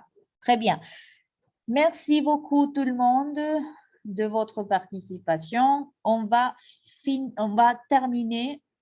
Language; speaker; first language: French; non-native, fluent; Spanish